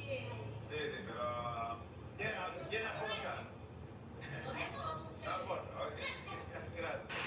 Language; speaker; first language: Spanish; non-native, fluent; English